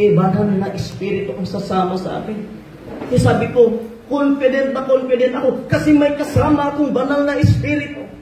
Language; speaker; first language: Filipino; non-native, local second language; Cebuano